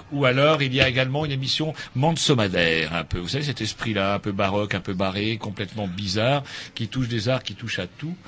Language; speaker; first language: French; native; French